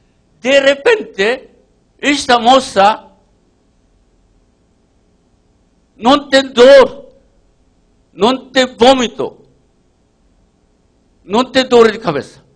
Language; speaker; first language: Portuguese; non-native, learner; Japanese